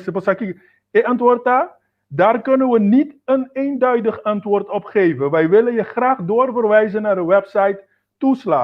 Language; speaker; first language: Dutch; non-native, local second language; Papiamento